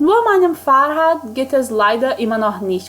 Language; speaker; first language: German; non-native, fluent; Portuguese